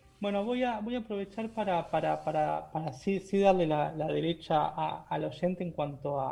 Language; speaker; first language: Spanish; native; Spanish